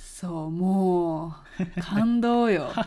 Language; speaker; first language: Japanese; native; Japanese